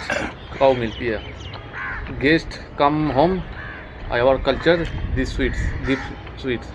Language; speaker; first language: English; non-native, learner; Bangla